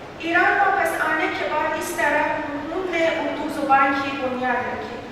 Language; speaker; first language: Urdu; non-native, fluent; Persian